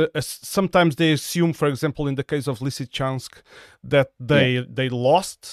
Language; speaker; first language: English; non-native, fluent; Portuguese